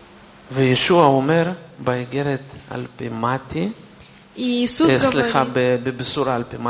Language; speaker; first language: Hebrew; non-native, fluent; Russian